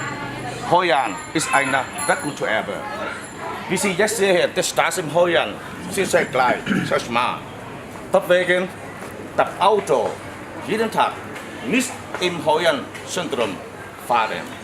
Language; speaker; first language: German; non-native, learner; Vietnamese